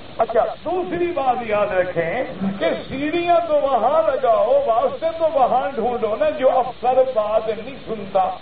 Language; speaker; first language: Urdu; early bilingual, heritage; Urdu